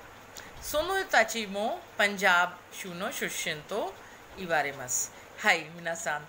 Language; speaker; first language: Japanese; non-native, fluent; Hindi